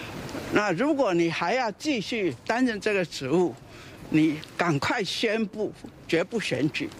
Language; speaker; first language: Chinese; native; Chinese